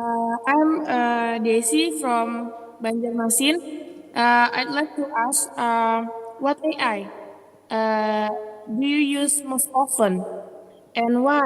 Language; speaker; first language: English; non-native, fluent; Indonesian